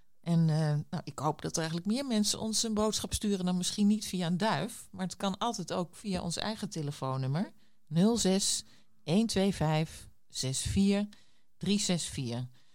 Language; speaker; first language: Dutch; native; Dutch